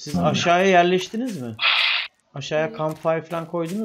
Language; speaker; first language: Turkish; native; Turkish